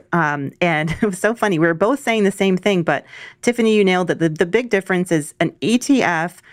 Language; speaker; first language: English; native; English